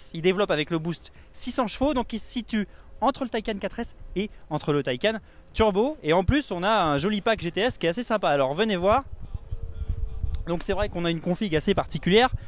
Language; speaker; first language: French; native; French